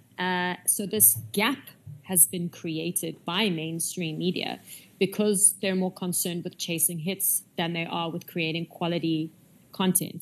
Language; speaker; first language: English; native; English